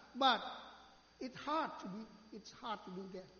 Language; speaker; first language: English; non-native, learner; Khmer